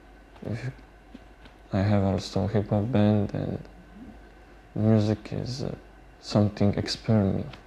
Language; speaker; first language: English; non-native, learner; Bosnian